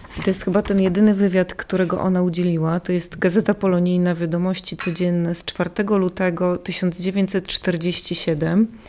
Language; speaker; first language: Polish; native; Polish